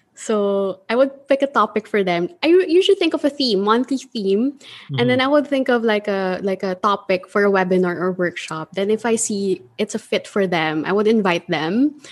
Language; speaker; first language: English; non-native, local second language; Filipino